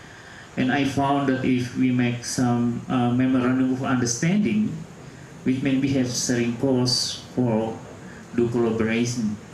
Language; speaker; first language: English; non-native, local second language; Indonesian